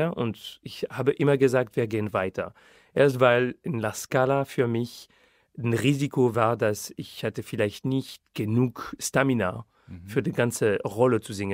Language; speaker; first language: German; non-native, fluent; French